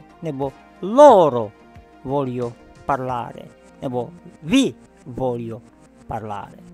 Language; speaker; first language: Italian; non-native, fluent; Czech